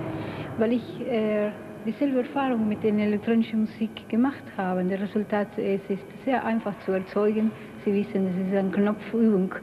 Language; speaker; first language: German; non-native, fluent; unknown